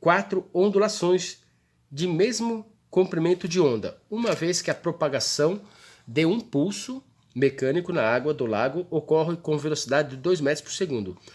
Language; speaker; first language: Portuguese; native; Portuguese